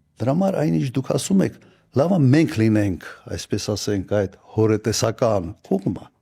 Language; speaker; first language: Armenian; native; Armenian